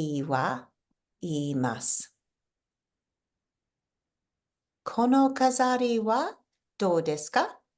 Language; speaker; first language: Japanese; non-native, fluent; English